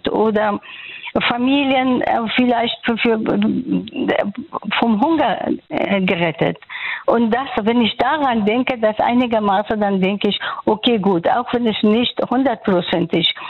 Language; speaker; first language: German; non-native, fluent; Persian